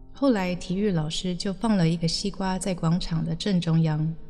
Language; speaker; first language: Chinese; early bilingual, heritage; Chinese